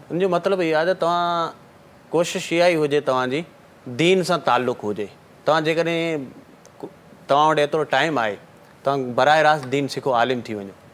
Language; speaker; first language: Sindhi; non-native, local second language; Marwari